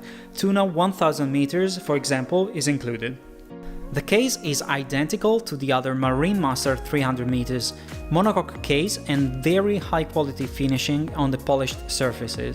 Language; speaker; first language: English; non-native, fluent; Italian